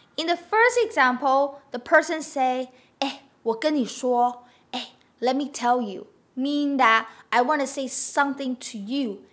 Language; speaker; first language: English; non-native, fluent; Chinese